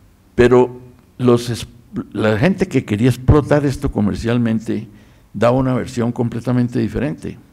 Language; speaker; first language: Spanish; native; Spanish